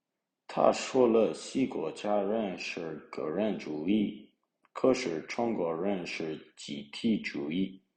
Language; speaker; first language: Chinese; non-native, learner; English